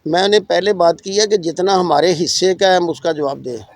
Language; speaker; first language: Urdu; non-native, local second language; Punjabi